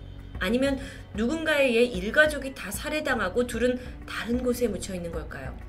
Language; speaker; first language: Korean; native; Korean